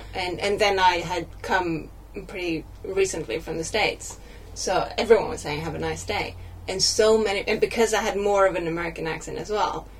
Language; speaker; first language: English; non-native, fluent; Swedish